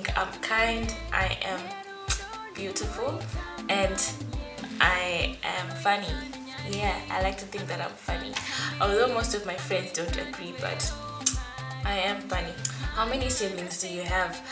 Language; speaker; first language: English; non-native, local second language; Shona